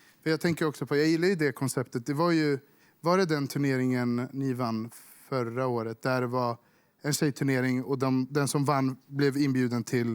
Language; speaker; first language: Swedish; native; Swedish